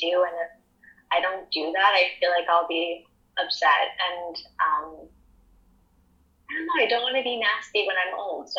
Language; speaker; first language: English; native; English